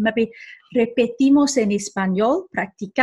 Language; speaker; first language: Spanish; non-native, fluent; English